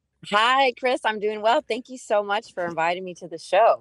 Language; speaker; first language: English; early bilingual, other home language; Spanish